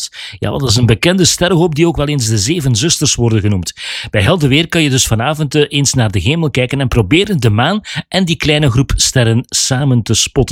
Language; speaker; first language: Dutch; native; Dutch